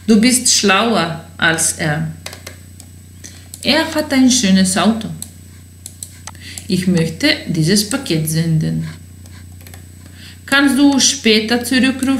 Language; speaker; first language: German; non-native, fluent; Serbian